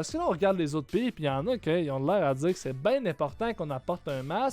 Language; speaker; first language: French; native; French